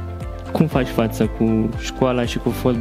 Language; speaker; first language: Romanian; native; Romanian